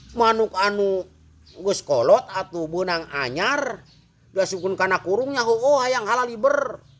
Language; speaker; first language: Sundanese; non-native, fluent; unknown